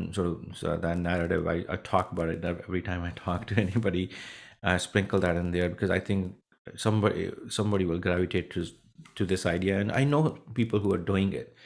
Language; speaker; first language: English; non-native, local second language; Punjabi